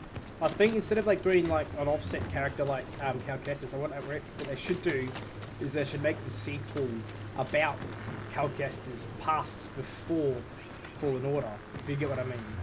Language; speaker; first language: English; native; English